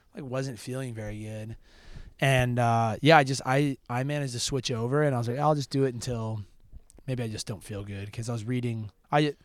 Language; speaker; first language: English; native; English